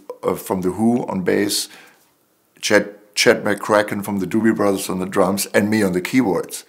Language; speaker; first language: English; non-native, fluent; German